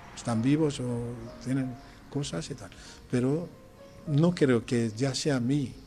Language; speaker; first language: Spanish; non-native, fluent; Persian